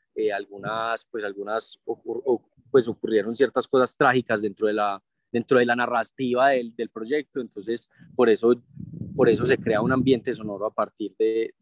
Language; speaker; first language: Spanish; native; Spanish